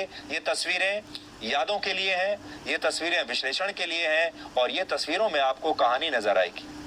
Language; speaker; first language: Hindi; native; Hindi